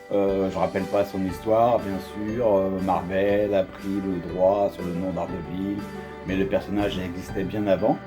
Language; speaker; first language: French; native; French